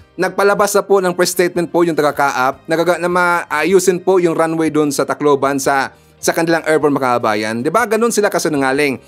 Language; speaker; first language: Filipino; non-native, local second language; Cebuano